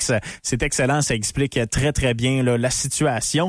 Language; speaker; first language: French; native; French